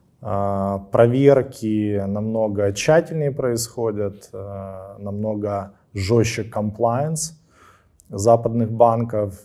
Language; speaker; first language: Russian; native; Russian